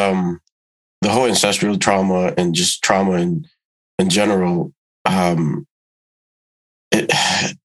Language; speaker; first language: English; native; English